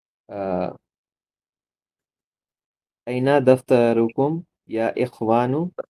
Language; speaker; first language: Arabic; non-native, learner; Urdu